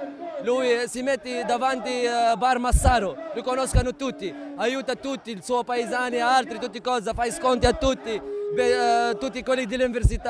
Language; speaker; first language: Italian; non-native, learner; Arabic